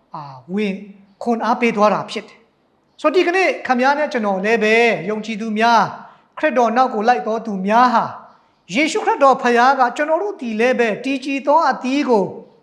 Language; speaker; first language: Burmese; non-native, local second language; Hakha Chin